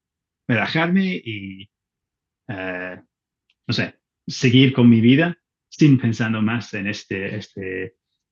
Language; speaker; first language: Spanish; non-native, learner; English